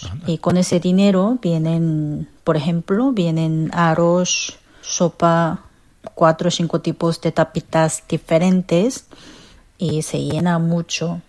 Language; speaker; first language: Spanish; non-native, fluent; Korean